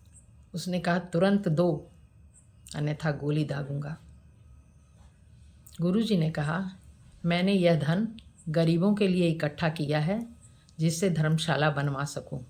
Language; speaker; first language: Hindi; native; Hindi